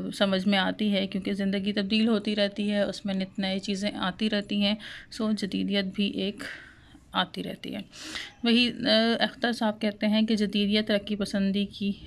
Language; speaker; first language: Urdu; non-native, local second language; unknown